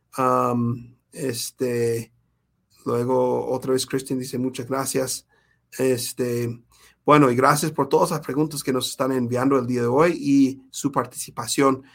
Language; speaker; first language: Spanish; non-native, fluent; English